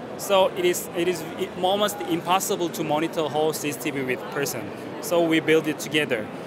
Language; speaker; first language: English; non-native, learner; Korean